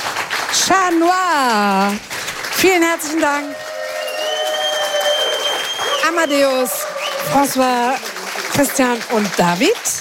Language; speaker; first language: German; native; German